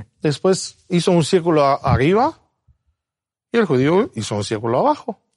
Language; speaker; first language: Spanish; non-native, fluent; Romanian